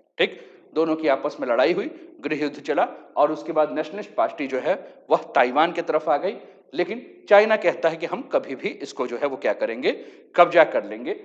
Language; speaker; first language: Hindi; native; Hindi